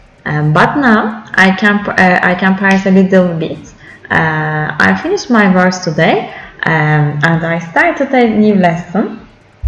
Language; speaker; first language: English; non-native, learner; Turkish